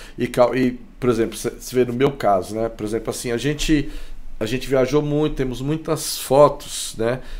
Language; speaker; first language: Portuguese; native; Portuguese